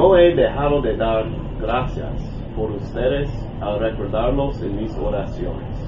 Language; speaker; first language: Spanish; non-native, learner; English